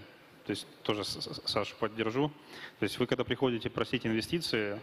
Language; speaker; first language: Russian; native; Russian